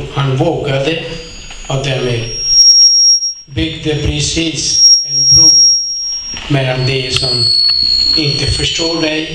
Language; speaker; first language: Swedish; non-native, learner; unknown